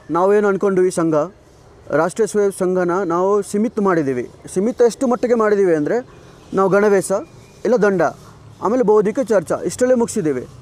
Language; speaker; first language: Kannada; non-native, fluent; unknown